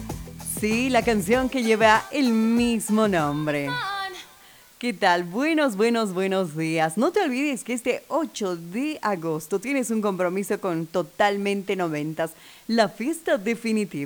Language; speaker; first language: Spanish; native; Spanish